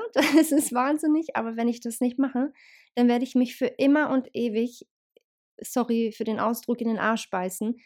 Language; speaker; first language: German; early bilingual, other home language; Bosnian